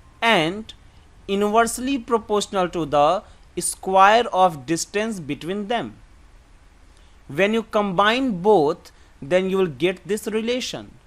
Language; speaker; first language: English; non-native, local second language; Hindi